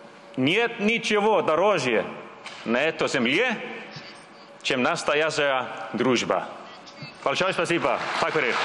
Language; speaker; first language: Russian; non-native, learner; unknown